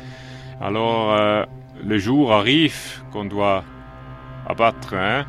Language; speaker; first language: French; non-native, local second language; German